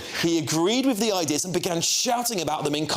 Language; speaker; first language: English; native; English